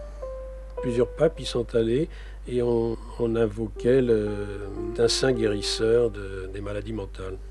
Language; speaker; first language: French; native; French